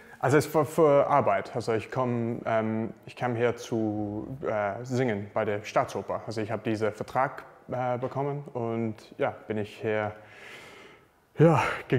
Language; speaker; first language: German; non-native, learner; English